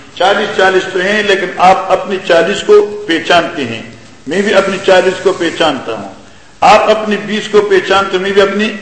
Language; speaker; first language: Urdu; non-native, local second language; Pashto